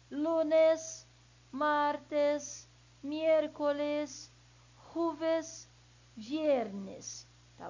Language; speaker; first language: Spanish; non-native, learner; Portuguese